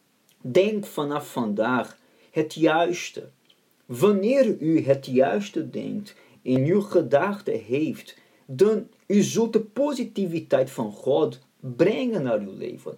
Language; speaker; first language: Dutch; non-native, fluent; Portuguese